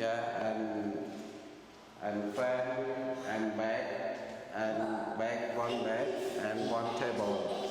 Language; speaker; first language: English; non-native, learner; Khmer